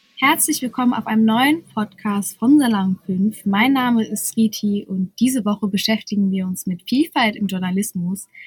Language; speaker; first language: German; early bilingual, other home language; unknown